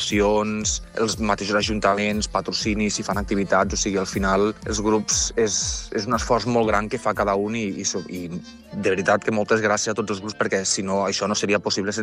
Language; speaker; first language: Catalan; native; Catalan